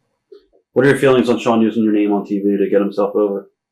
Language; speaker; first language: English; native; English